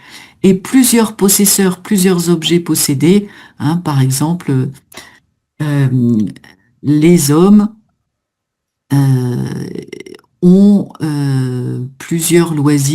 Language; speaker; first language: French; native; French